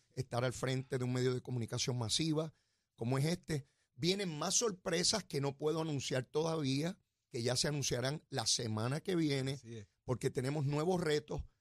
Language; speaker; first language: Spanish; native; Spanish